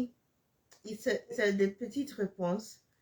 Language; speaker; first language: French; non-native, fluent; English